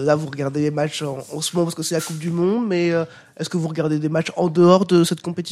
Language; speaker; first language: French; native; French